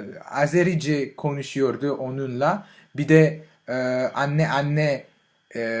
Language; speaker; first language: Turkish; non-native, learner; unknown